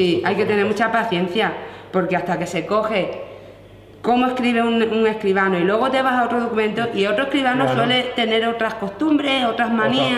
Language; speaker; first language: Spanish; native; Spanish